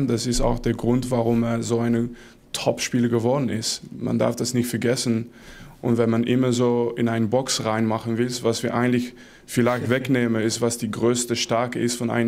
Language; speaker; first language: German; non-native, fluent; Dutch